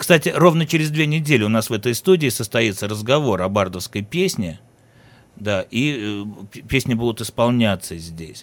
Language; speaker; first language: Russian; native; Russian